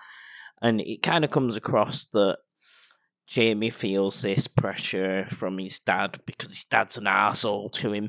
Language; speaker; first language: English; native; English